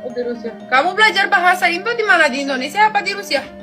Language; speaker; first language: Indonesian; non-native, fluent; Romanian